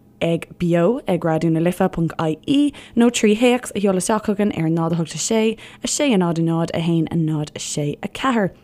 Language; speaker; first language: Irish; native; Irish